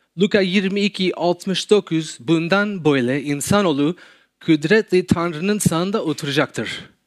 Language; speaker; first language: Turkish; non-native, fluent; English